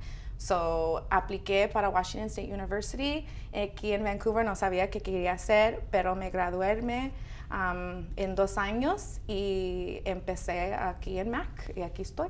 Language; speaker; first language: Spanish; early bilingual, heritage; Spanish